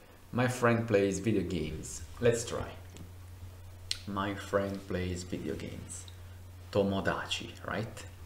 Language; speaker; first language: English; non-native, fluent; Italian